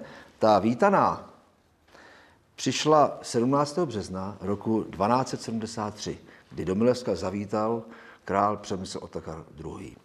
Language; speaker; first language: Czech; native; Czech